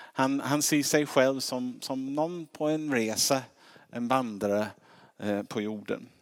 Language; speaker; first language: Swedish; non-native, fluent; English